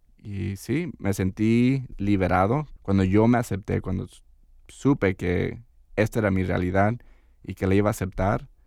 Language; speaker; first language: Spanish; early bilingual, heritage; Spanish